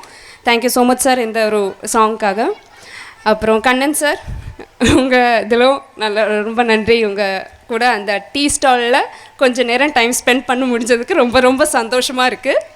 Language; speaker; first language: Tamil; non-native, learner; Malayalam